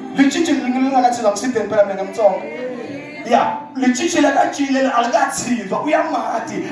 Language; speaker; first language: Zulu; non-native, local second language; Swati